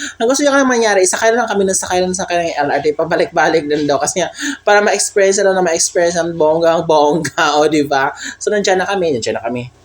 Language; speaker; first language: Filipino; non-native, local second language; Cebuano